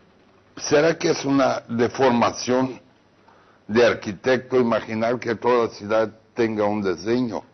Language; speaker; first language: Spanish; non-native, fluent; Portuguese